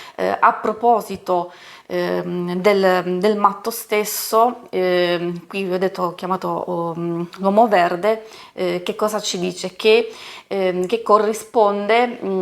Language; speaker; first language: Italian; native; Italian